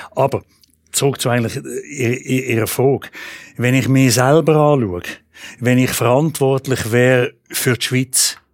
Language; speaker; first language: German; native; German